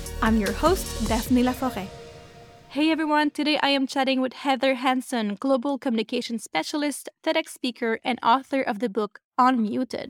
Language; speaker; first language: English; non-native, fluent; French